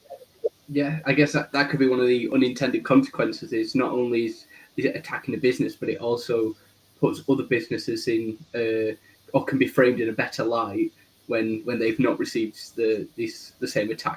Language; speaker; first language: English; native; English